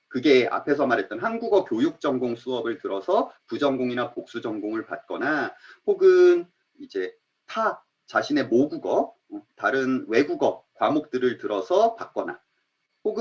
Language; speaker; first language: Korean; native; Korean